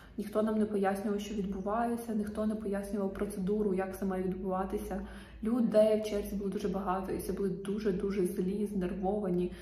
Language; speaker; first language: Ukrainian; native; Ukrainian